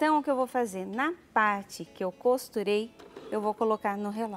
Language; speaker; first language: Portuguese; native; Portuguese